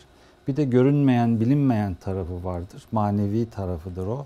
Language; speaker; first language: Turkish; native; Turkish